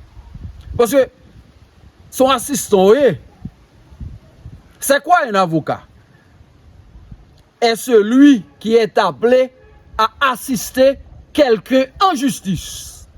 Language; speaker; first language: French; non-native, local second language; Haitian Creole